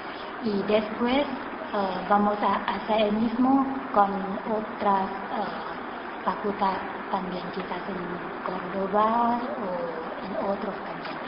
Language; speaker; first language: Spanish; non-native, learner; Thai